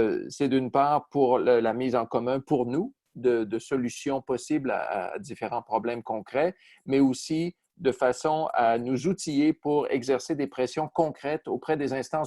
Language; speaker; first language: French; native; French